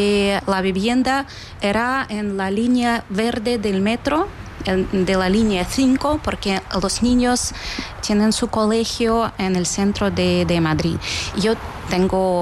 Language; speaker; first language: Spanish; non-native, fluent; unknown